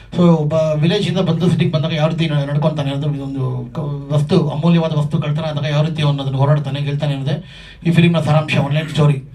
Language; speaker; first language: Kannada; native; Kannada